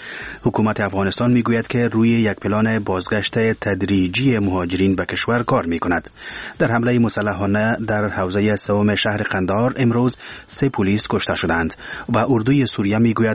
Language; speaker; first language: Persian; native; Persian